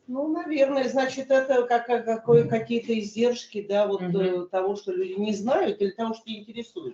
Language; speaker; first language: Russian; native; Russian